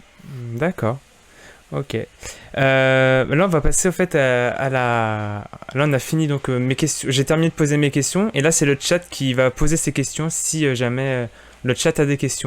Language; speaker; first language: French; native; French